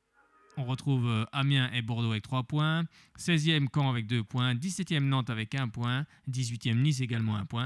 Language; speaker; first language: French; native; French